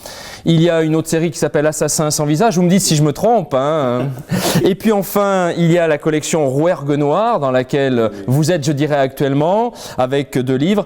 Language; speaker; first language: French; native; French